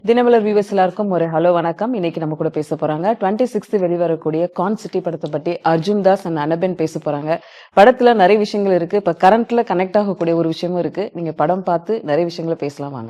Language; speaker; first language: Tamil; native; Tamil